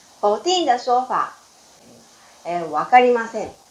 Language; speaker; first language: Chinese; non-native, fluent; Japanese